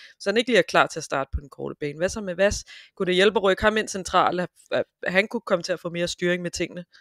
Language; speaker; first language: Danish; native; Danish